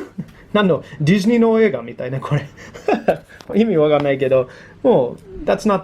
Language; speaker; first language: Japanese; non-native, learner; English